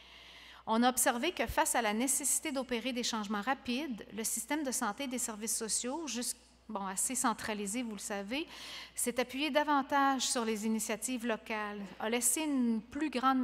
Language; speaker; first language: French; native; French